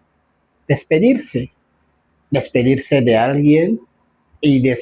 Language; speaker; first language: Spanish; non-native, fluent; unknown